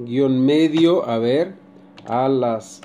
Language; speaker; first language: Spanish; native; Spanish